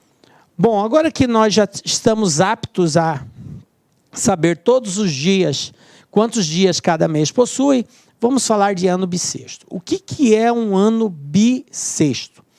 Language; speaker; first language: Portuguese; native; Portuguese